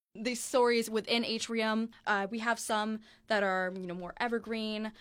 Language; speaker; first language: English; native; English